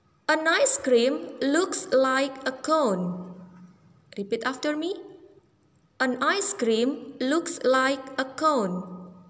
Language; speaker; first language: English; non-native, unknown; Indonesian